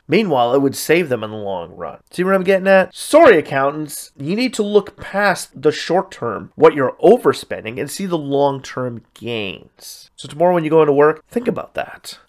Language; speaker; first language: English; native; English